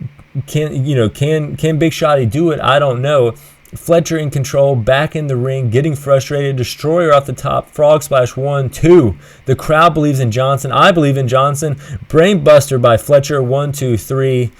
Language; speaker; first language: English; native; English